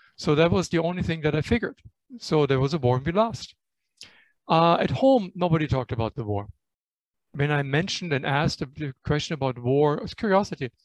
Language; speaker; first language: English; non-native, fluent; German